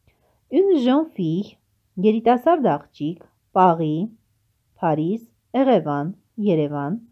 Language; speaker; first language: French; non-native, fluent; Armenian